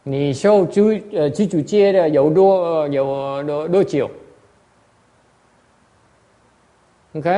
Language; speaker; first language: Chinese; non-native, learner; Vietnamese